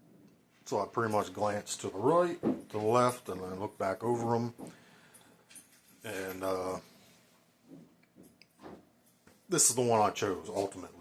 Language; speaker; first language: English; native; English